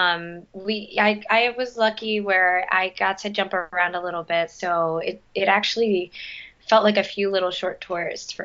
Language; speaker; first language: English; early bilingual, other home language; Spanish